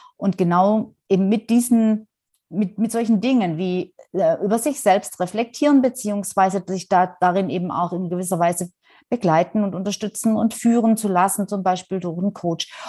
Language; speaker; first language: German; native; German